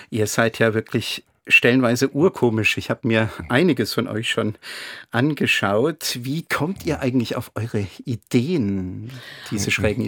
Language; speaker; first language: German; native; German